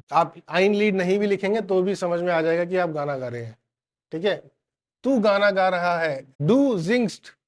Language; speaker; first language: Hindi; native; Hindi